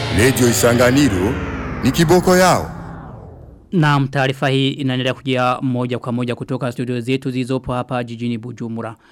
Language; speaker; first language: Swahili; non-native, local second language; Rundi